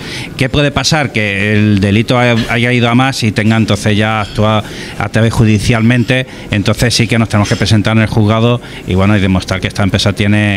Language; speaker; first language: Spanish; native; Spanish